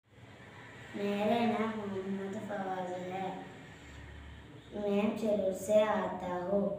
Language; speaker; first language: Urdu; non-native, local second language; Malayalam